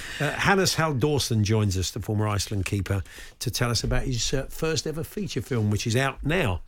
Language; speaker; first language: English; native; English